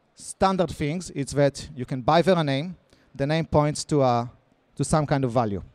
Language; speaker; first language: English; non-native, fluent; Hebrew